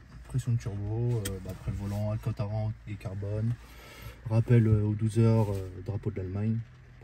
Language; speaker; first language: French; native; French